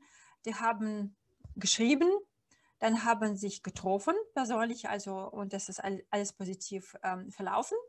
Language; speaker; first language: German; non-native, fluent; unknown